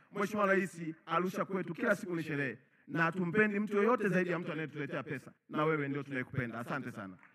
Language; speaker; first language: Swahili; native; Swahili